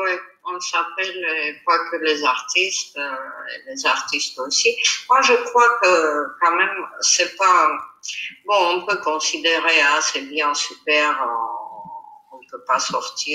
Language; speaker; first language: French; non-native, fluent; Armenian